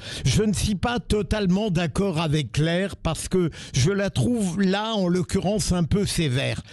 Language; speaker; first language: French; native; French